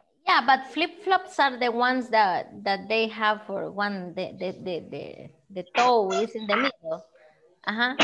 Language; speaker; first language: English; non-native, fluent; Spanish